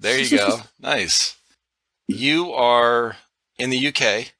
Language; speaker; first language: English; native; English